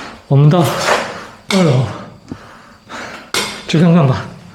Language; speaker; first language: Chinese; native; Chinese